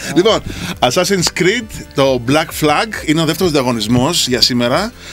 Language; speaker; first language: Greek; native; Greek